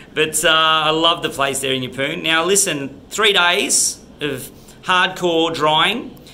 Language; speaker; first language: English; native; English